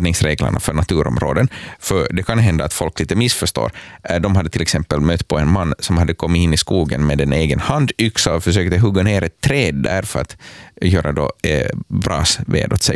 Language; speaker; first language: Swedish; native; Swedish